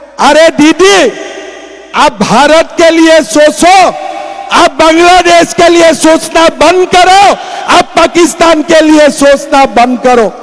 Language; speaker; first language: Hindi; non-native, local second language; Assamese